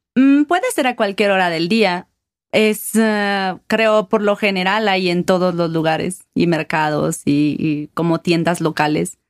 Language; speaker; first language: Spanish; native; Spanish